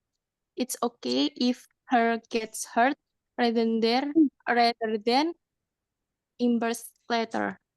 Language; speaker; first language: English; non-native, learner; Indonesian